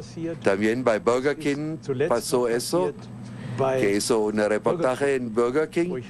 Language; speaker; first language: Spanish; non-native, fluent; German